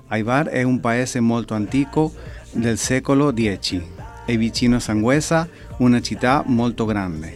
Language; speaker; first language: Italian; non-native, learner; Spanish